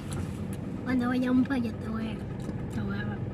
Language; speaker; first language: Spanish; early bilingual, other home language; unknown